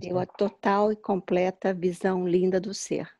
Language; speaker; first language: Portuguese; native; Portuguese